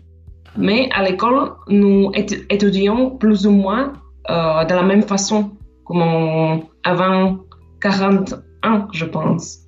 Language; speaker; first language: French; non-native, fluent; Slovak